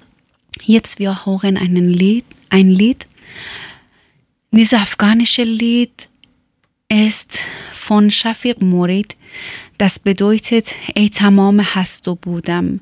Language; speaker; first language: German; non-native, learner; Persian